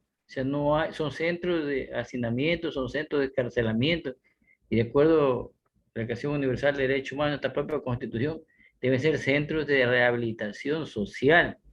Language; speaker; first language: Spanish; native; Spanish